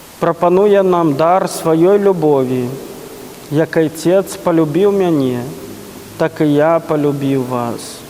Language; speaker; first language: Belarusian; native; Belarusian